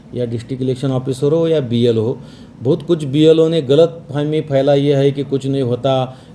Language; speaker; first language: Hindi; non-native, local second language; Marathi